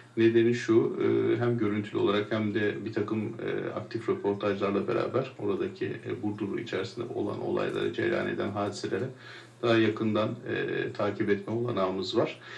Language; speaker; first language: Turkish; native; Turkish